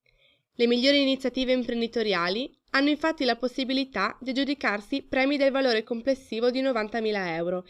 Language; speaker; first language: Italian; native; Italian